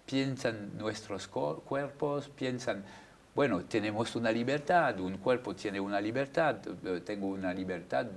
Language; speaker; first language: Spanish; non-native, fluent; French